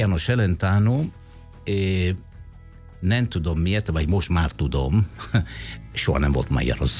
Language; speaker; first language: Hungarian; non-native, fluent; Italian